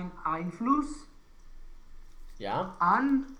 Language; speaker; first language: German; non-native, learner; Romanian